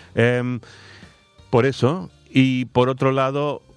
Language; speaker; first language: Spanish; non-native, fluent; English